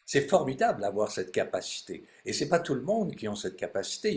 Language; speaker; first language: French; native; French